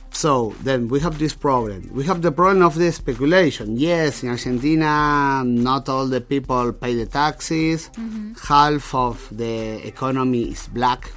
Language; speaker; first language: English; non-native, fluent; Spanish